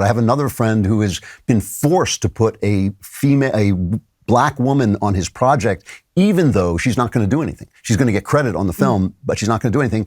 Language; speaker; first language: English; native; English